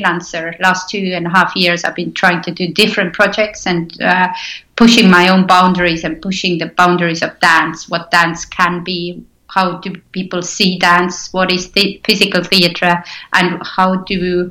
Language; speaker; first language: English; non-native, fluent; Estonian